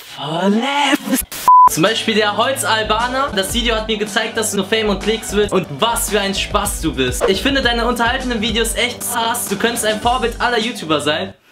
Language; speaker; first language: German; early bilingual, other home language; Albanian